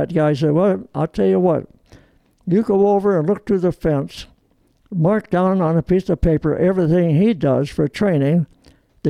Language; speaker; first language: English; early bilingual, other home language; Italian